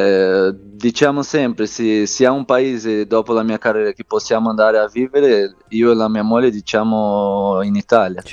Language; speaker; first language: Italian; non-native, fluent; Portuguese